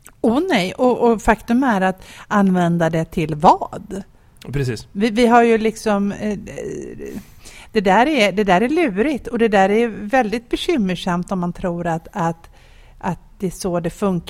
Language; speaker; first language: Swedish; native; Swedish